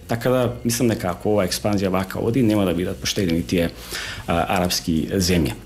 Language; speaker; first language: Macedonian; native; Macedonian